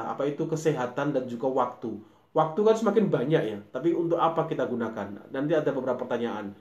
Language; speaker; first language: Indonesian; native; Indonesian